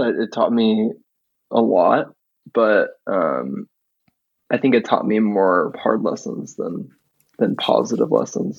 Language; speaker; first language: English; native; English